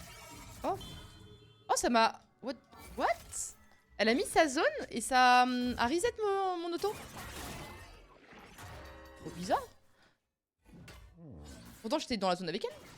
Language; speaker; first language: French; native; French